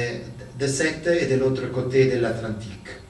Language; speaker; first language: French; non-native, learner; Italian